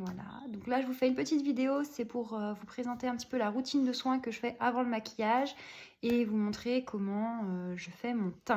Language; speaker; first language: French; native; French